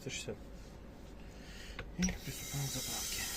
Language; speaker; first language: Russian; native; Russian